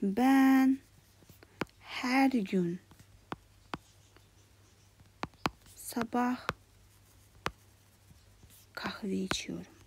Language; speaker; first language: Turkish; non-native, fluent; Kara-Kalpak